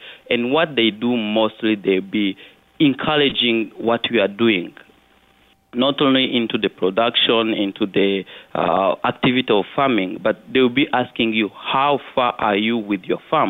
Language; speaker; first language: English; non-native, local second language; Kinyarwanda